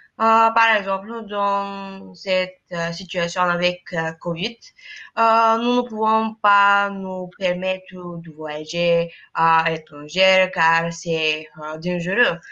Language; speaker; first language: French; non-native, learner; Bulgarian